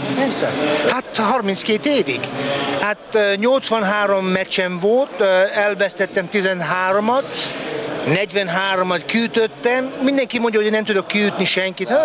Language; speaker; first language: Hungarian; early bilingual, heritage; Hungarian